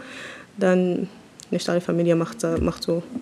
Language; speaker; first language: German; non-native, learner; Arabic